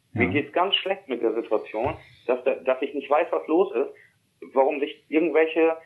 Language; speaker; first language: German; native; German